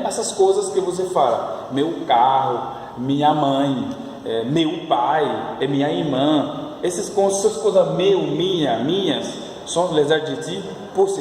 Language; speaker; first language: Portuguese; non-native, fluent; French